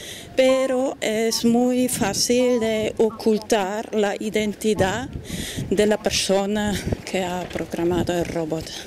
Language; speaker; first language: Spanish; non-native, fluent; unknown